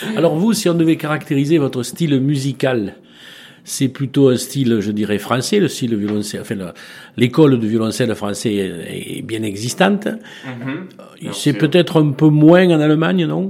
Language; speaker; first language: French; native; French